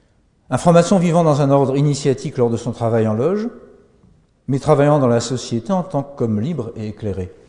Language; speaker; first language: French; native; French